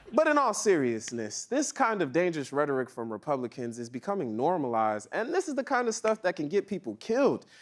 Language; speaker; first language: English; native; English